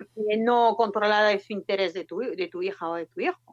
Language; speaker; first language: Spanish; non-native, fluent; French